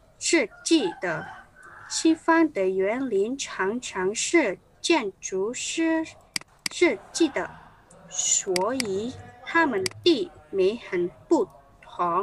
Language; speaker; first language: Chinese; non-native, learner; Indonesian